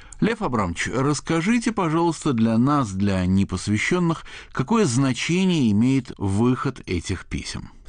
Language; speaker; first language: Russian; native; Russian